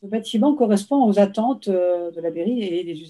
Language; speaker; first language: French; native; French